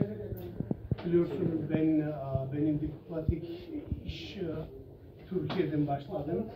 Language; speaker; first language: Turkish; non-native, learner; Georgian